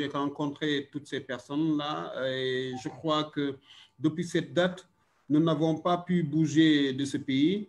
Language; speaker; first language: French; non-native, local second language; Wolof